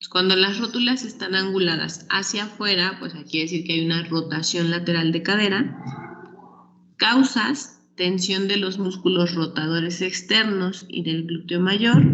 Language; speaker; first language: Spanish; native; Spanish